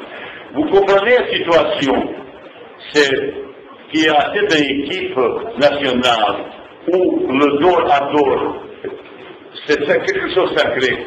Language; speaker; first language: French; non-native, fluent; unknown